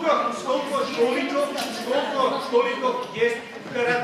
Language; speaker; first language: Russian; non-native, fluent; Catalan